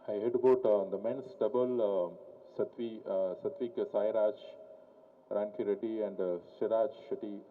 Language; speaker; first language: English; non-native, local second language; Tamil